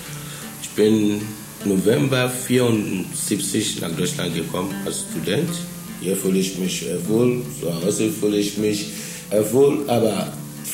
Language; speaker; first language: German; non-native, fluent; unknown